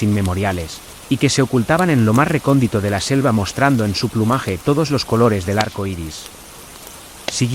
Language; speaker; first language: Spanish; native; Spanish